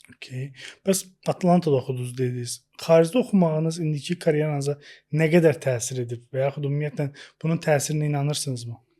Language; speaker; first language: Azerbaijani; native; Azerbaijani